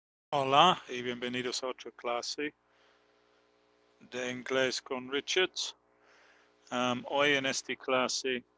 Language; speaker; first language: Spanish; non-native, fluent; English